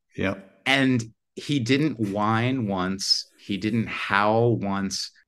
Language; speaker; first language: English; native; English